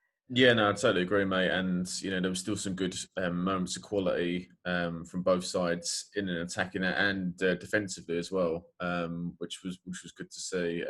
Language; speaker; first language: English; native; English